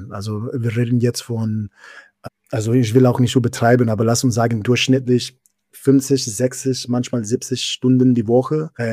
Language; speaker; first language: German; non-native, fluent; English